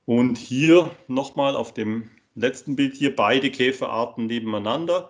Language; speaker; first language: German; native; German